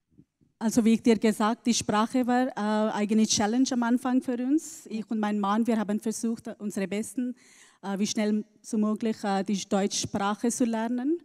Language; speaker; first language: German; non-native, learner; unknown